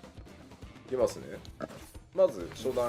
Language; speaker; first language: Japanese; native; Japanese